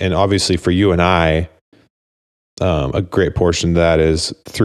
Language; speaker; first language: English; native; English